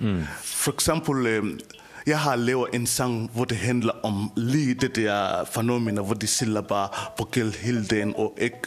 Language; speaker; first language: Danish; non-native, fluent; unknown